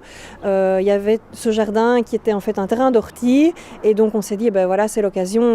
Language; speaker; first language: French; native; French